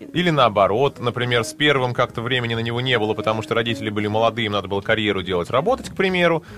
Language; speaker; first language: Russian; native; Russian